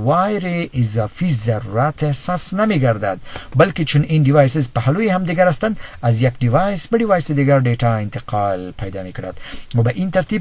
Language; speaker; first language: Persian; native; Persian